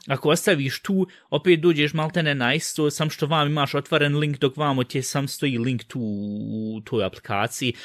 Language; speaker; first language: Bosnian; early bilingual, heritage; Bosnian